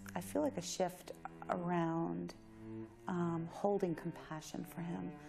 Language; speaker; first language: English; native; English